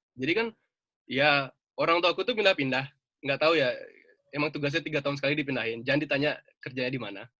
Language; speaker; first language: Indonesian; native; Indonesian